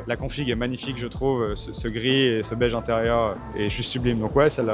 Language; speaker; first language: French; native; French